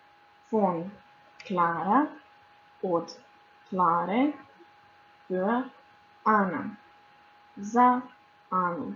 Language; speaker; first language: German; non-native, fluent; Croatian